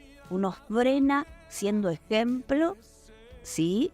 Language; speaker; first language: Spanish; native; Spanish